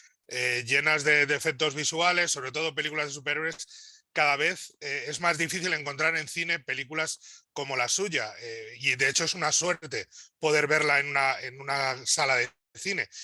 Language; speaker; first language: Spanish; native; Spanish